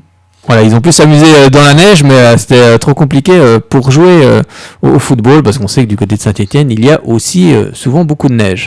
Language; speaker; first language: French; native; French